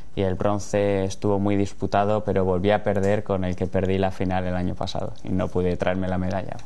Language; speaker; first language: Spanish; native; Spanish